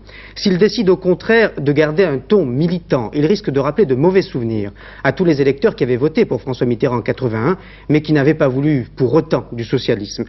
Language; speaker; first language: French; native; French